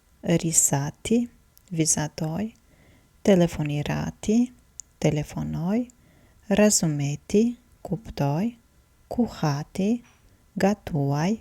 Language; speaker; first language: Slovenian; non-native, fluent; Albanian